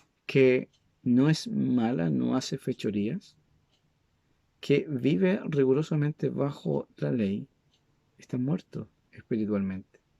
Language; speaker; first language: Spanish; native; Spanish